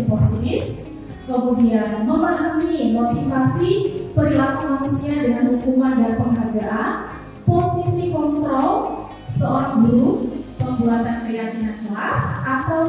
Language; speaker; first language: Indonesian; native; Indonesian